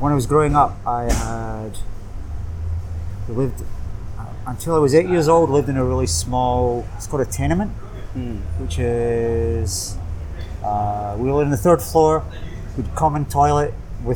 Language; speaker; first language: English; native; English